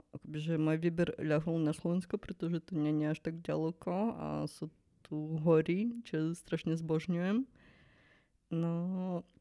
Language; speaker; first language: Slovak; non-native, fluent; Ukrainian